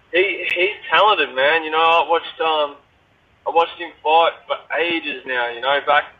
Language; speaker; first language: English; native; English